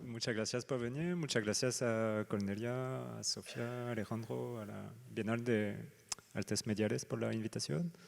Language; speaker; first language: Spanish; non-native, fluent; French